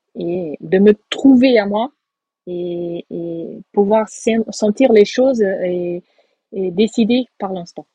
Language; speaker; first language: French; non-native, fluent; Portuguese